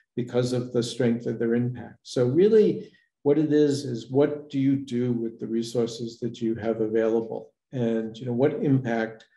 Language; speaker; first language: English; native; English